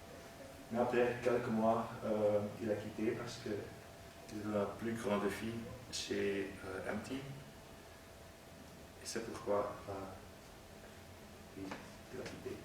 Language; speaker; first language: French; non-native, learner; Dutch